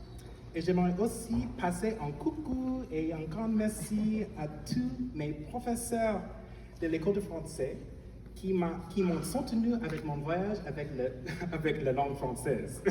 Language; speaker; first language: French; non-native, fluent; English